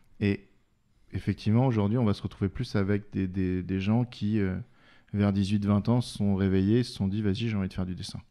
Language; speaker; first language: French; native; French